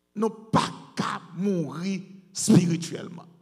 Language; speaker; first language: French; native; French